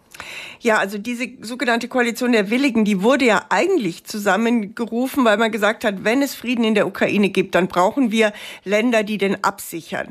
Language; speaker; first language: German; native; German